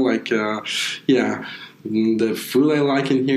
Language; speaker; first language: English; non-native, fluent; Persian